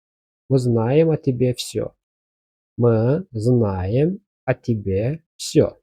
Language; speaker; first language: Russian; non-native, fluent; Azerbaijani